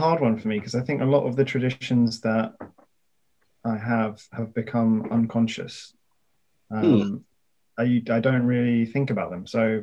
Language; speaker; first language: English; native; English